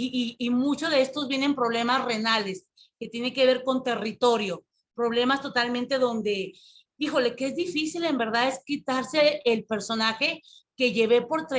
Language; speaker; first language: Spanish; native; Spanish